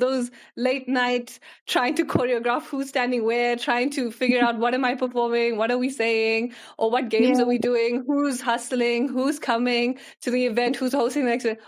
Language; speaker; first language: English; early bilingual, other home language; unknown